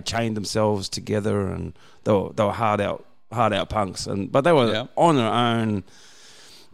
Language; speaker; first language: English; native; English